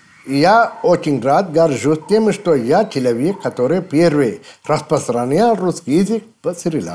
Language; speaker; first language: Russian; non-native, fluent; Sinhala